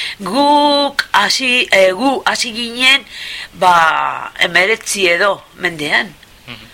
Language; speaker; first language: Basque; non-native, local second language; Spanish